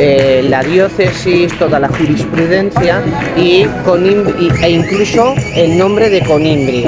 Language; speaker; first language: Spanish; native; Spanish